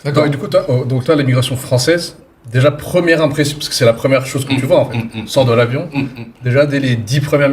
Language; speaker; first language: French; native; French